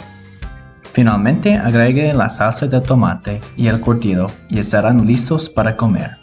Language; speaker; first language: Spanish; non-native, learner; English